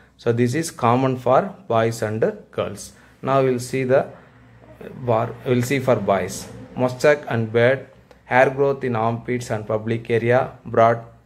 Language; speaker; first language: English; non-native, local second language; Tamil